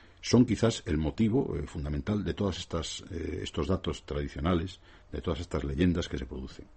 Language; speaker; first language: Spanish; native; Spanish